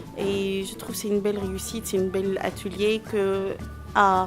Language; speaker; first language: French; non-native, fluent; Arabic